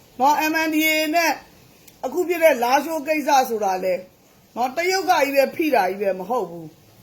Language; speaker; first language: Burmese; native; Burmese